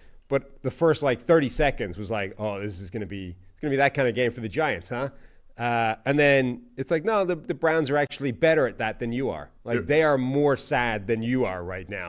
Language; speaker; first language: English; native; English